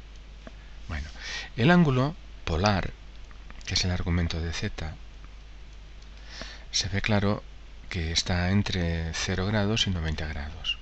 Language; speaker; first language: Spanish; native; Spanish